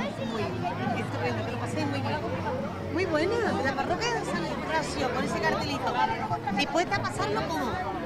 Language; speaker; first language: Spanish; native; Spanish